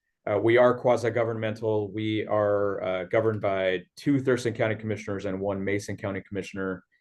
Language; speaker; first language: English; native; English